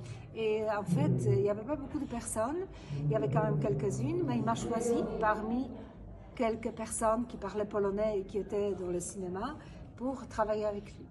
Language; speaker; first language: French; non-native, fluent; Polish